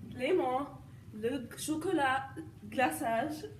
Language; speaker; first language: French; non-native, learner; English